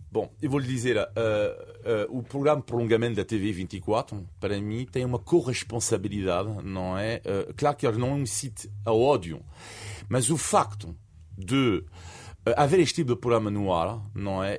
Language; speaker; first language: Portuguese; non-native, fluent; French